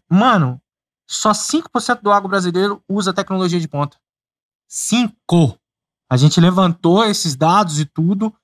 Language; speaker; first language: Portuguese; native; Portuguese